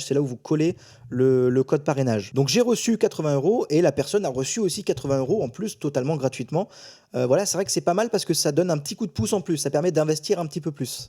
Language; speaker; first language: French; native; French